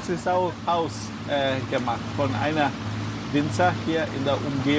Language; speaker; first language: German; non-native, fluent; Serbian